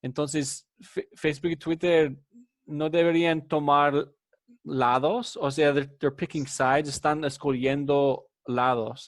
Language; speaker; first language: Spanish; non-native, fluent; English